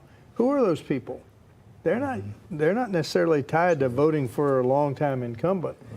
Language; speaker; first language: English; native; English